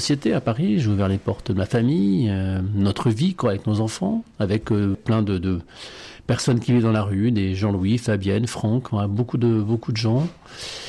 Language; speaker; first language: French; native; French